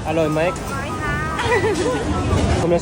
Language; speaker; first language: French; native; French